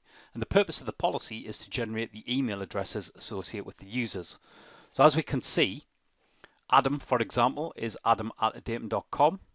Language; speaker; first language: English; native; English